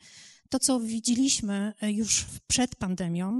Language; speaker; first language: Polish; native; Polish